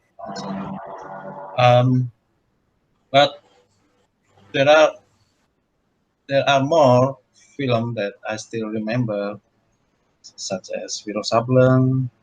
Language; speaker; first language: English; non-native, learner; Indonesian